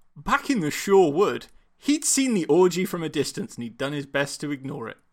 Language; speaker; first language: English; native; English